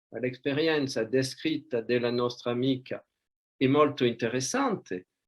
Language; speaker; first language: Italian; non-native, fluent; French